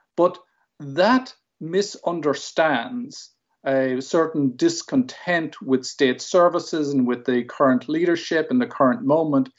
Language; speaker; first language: English; native; English